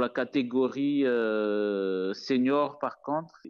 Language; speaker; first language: French; non-native, local second language; Malagasy